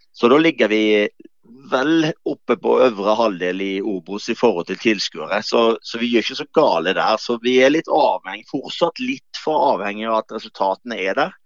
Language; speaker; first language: Norwegian; native; Norwegian